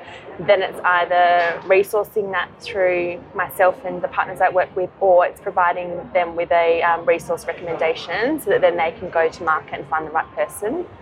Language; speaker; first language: English; native; English